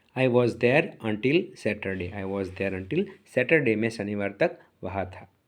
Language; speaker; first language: Hindi; native; Hindi